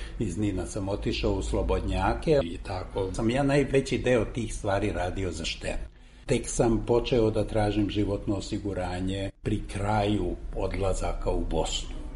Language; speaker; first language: Serbian; non-native, local second language; Hungarian